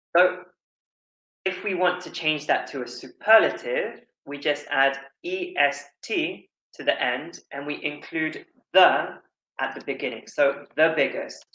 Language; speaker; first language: English; native; English